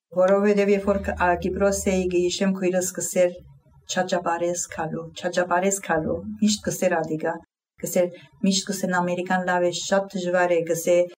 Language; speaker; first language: Armenian; early bilingual, heritage; Armenian